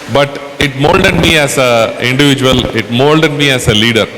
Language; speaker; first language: English; non-native, local second language; Tamil